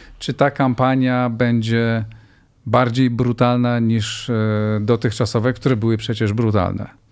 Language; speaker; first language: Polish; native; Polish